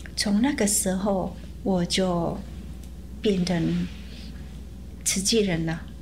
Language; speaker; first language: Chinese; non-native, fluent; Indonesian